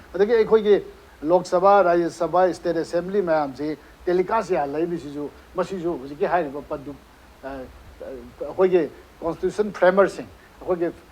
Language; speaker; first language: Manipuri; native; Manipuri